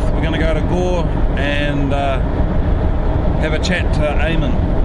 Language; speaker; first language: English; native; English